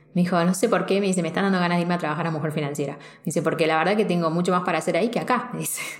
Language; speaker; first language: Spanish; native; Spanish